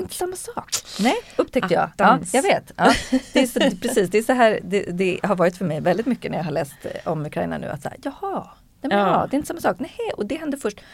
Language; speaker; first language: Swedish; native; Swedish